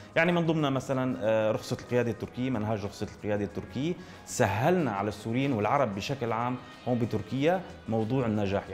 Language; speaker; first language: Arabic; native; Arabic